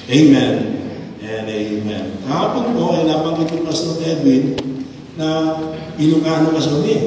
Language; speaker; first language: Filipino; non-native, local second language; Iloko